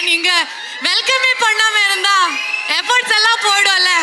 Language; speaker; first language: Tamil; non-native, local second language; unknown